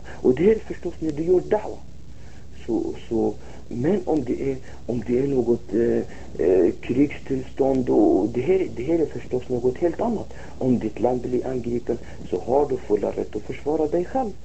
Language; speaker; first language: Swedish; non-native, fluent; Arabic